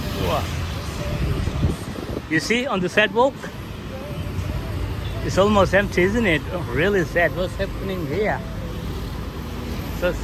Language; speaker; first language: English; non-native, learner; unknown